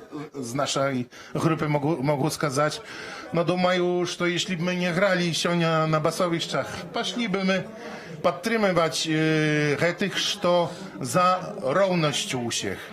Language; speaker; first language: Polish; non-native, learner; Belarusian